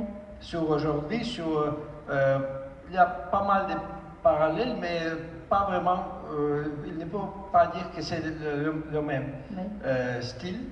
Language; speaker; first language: French; non-native, fluent; Russian